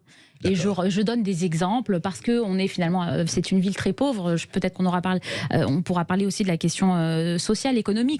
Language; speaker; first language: French; native; French